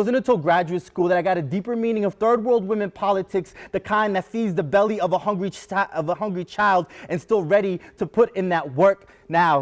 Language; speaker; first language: English; early bilingual, other home language; Spanish